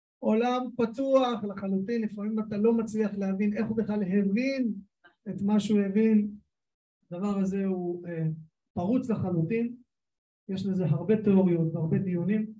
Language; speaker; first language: Hebrew; native; Hebrew